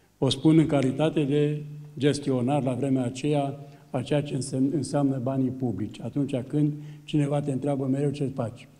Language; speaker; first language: Romanian; native; Romanian